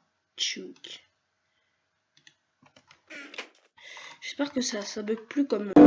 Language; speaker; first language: French; native; French